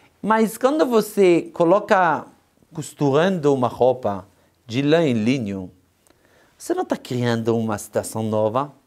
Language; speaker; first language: Portuguese; non-native, fluent; Hebrew